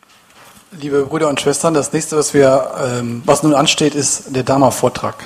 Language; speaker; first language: German; native; German